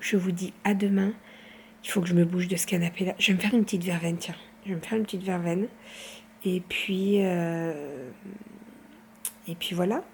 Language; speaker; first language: French; native; French